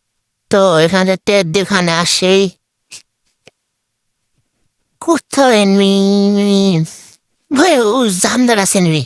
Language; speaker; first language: Bangla; native; Bangla